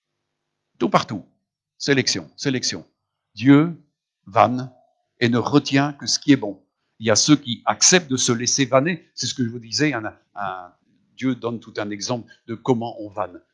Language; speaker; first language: French; native; French